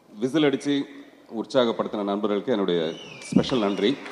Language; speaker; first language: Tamil; native; Tamil